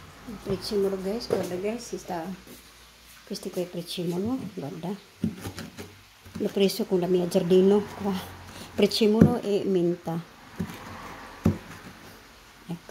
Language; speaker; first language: Italian; non-native, learner; Filipino